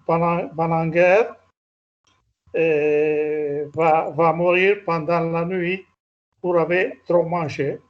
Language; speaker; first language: French; non-native, learner; Italian